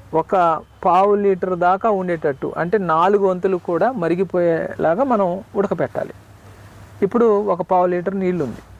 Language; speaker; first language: Telugu; non-native, local second language; Koya